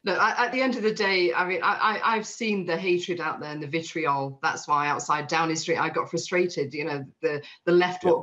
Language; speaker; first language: English; native; English